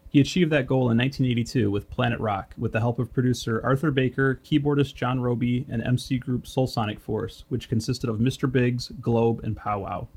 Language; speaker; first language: English; native; English